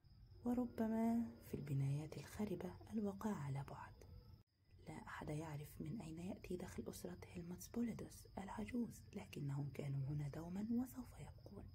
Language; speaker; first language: Arabic; native; Arabic